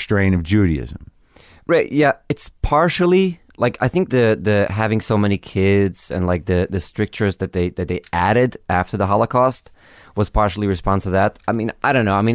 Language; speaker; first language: English; early bilingual, other home language; Hebrew